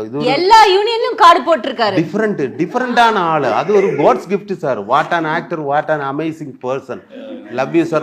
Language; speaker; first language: Tamil; non-native, learner; Malayalam